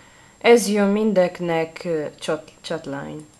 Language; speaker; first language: Hungarian; non-native, learner; Italian